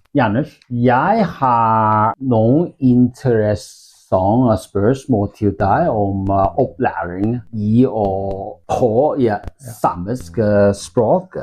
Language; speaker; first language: Norwegian; non-native, learner; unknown